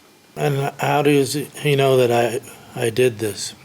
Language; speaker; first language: English; native; English